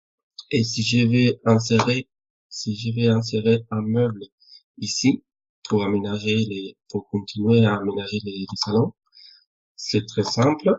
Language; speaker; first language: French; non-native, fluent; Spanish